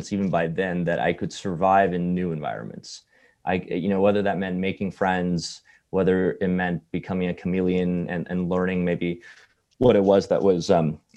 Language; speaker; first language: English; early bilingual, other home language; Chinese